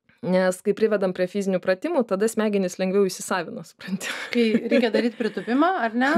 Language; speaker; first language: Lithuanian; native; Lithuanian